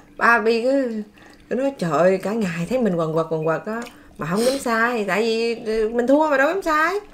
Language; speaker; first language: Vietnamese; native; Vietnamese